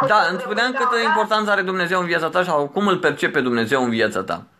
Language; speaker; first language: Romanian; native; Romanian